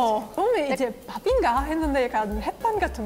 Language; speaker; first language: Korean; non-native, fluent; German